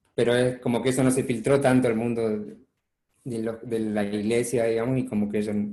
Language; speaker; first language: Spanish; native; Spanish